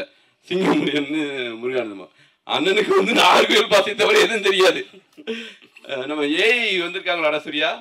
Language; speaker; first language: Tamil; native; Tamil